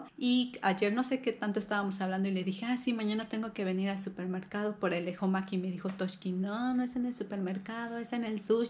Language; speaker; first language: Spanish; native; Spanish